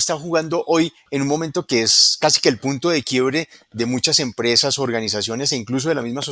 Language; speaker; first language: Spanish; native; Spanish